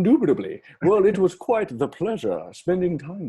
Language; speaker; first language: English; native; English